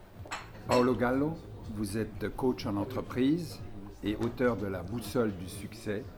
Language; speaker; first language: French; native; French